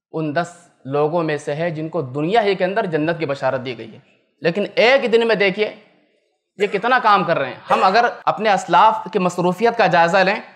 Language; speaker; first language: Hindi; native; Hindi